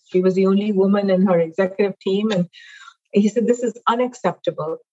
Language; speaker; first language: English; non-native, local second language; Hindi